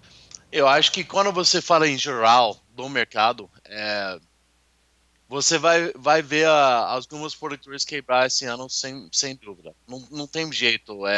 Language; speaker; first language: Portuguese; non-native, learner; English